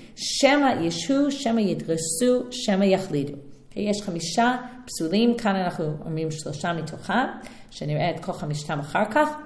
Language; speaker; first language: Hebrew; non-native, fluent; English